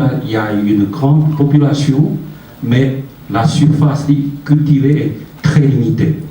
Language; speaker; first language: French; non-native, fluent; Chinese